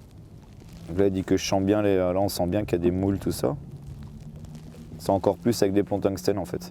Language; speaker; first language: French; native; French